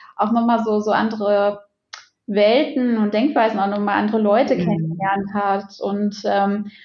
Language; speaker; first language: German; native; German